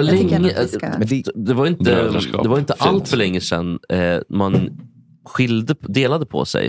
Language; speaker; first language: Swedish; native; Swedish